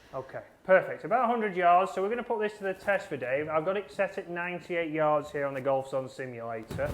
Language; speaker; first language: English; native; English